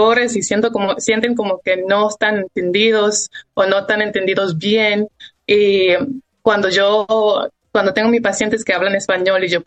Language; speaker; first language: Spanish; early bilingual, heritage; Spanish